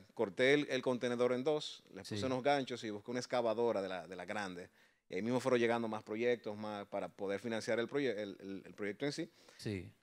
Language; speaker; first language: Spanish; native; Spanish